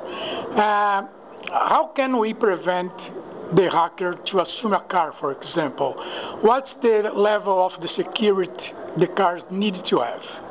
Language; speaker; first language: English; non-native, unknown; Portuguese